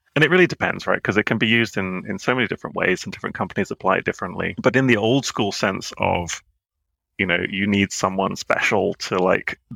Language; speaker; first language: English; native; English